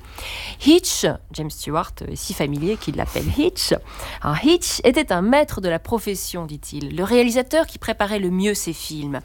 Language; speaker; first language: French; native; French